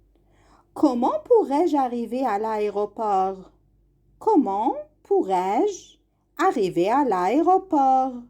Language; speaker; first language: French; non-native, fluent; Arabic